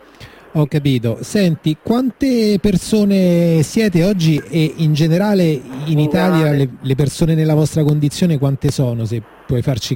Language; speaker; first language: Italian; native; Italian